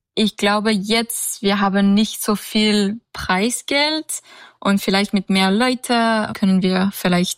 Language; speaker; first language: German; non-native, learner; English